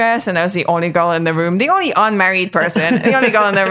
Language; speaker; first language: English; non-native, local second language; French